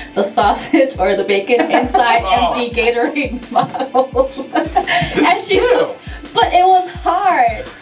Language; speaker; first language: English; native; English